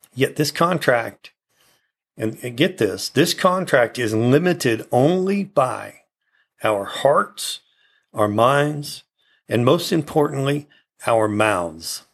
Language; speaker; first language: English; native; English